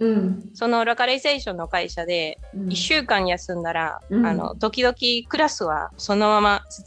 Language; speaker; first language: Japanese; non-native, fluent; Spanish